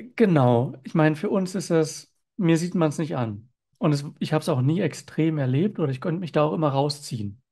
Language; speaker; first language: German; native; German